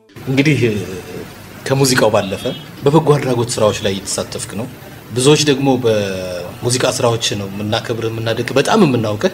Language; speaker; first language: Amharic; native; Amharic